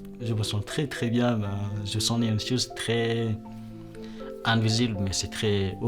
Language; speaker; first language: French; non-native, learner; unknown